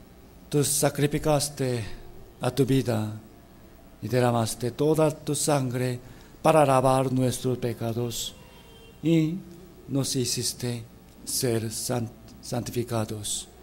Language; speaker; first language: Spanish; non-native, fluent; Korean